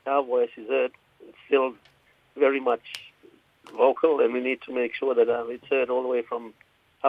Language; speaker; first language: English; native; English